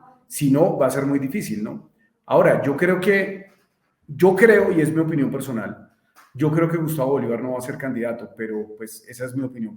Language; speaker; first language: Spanish; native; Spanish